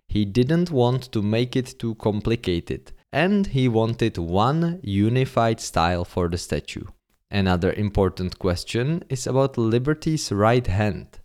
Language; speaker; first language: English; non-native, fluent; Czech